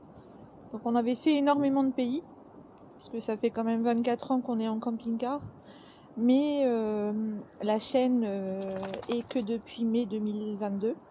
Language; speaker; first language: French; native; French